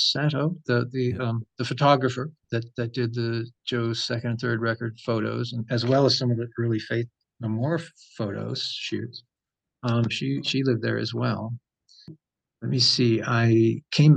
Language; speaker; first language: English; native; English